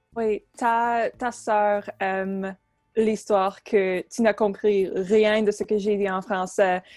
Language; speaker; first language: French; native; French